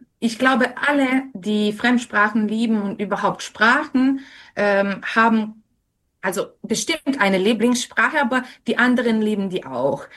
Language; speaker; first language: German; non-native, fluent; Serbian